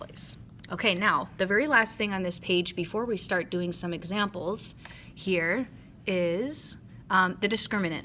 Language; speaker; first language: English; native; English